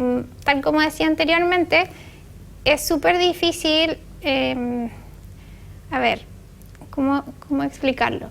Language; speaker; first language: Spanish; native; Spanish